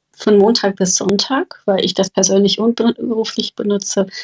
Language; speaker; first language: German; non-native, fluent; English